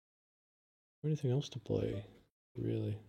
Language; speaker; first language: English; native; English